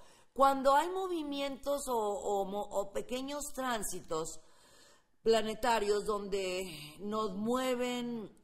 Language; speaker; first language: Spanish; native; Spanish